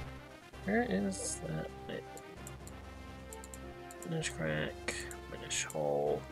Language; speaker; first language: English; native; English